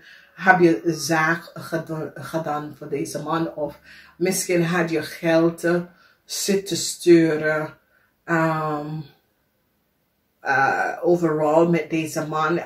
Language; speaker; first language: Dutch; non-native, learner; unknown